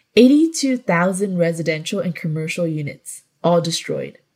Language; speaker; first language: English; native; English